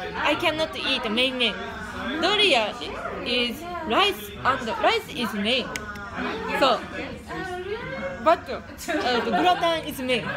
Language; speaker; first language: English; non-native, learner; Japanese